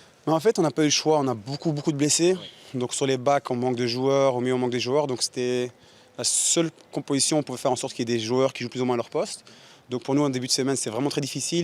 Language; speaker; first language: French; native; French